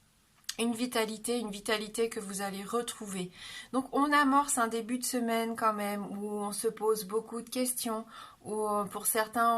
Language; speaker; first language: French; native; French